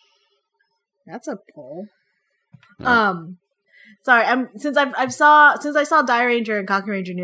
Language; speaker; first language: English; non-native, local second language; Filipino